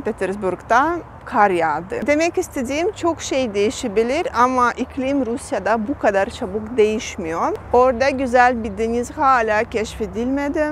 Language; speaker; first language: Turkish; non-native, fluent; Russian